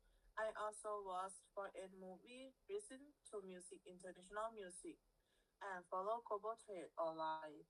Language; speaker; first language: English; non-native, learner; Thai